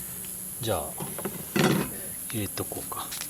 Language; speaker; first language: Japanese; native; Japanese